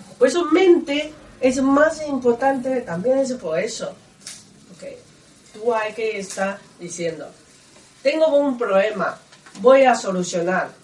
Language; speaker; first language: Spanish; non-native, learner; Chinese